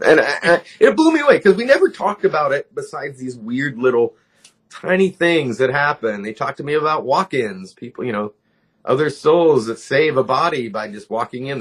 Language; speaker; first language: English; native; English